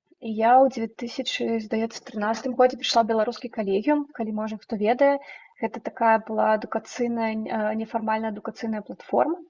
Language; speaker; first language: Belarusian; non-native, local second language; Russian